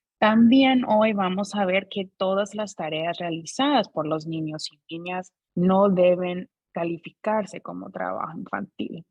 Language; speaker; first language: Spanish; non-native, fluent; English